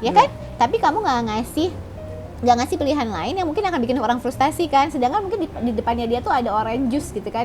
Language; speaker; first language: Indonesian; native; Indonesian